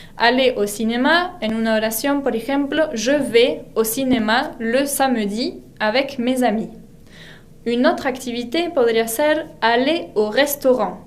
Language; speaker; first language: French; non-native, fluent; Spanish